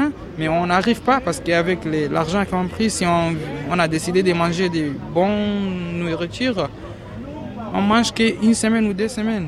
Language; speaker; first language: French; non-native, learner; Arabic